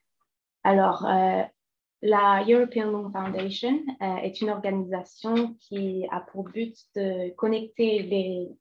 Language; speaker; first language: French; non-native, fluent; English